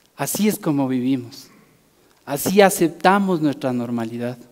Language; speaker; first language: Spanish; native; Spanish